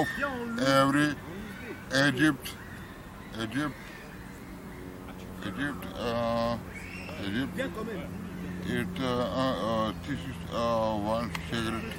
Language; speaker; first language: English; non-native, learner; Romany